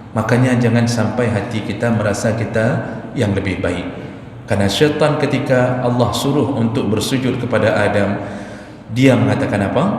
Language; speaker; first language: Malay; non-native, local second language; Achinese